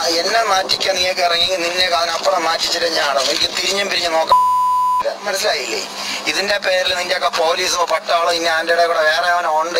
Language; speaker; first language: Malayalam; native; Malayalam